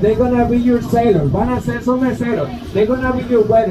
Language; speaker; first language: English; non-native, fluent; Spanish